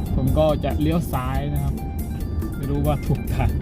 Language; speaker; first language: Thai; non-native, local second language; Northern Khmer